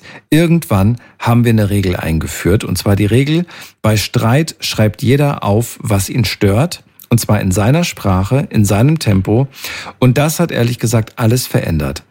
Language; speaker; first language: German; native; German